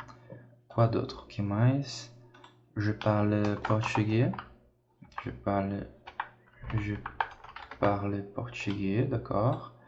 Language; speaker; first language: French; non-native, fluent; Portuguese